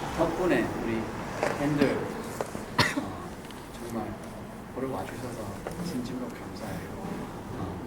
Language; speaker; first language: Korean; early bilingual, heritage; English